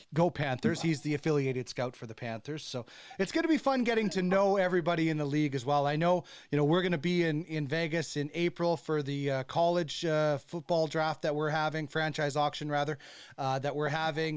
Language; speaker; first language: English; native; English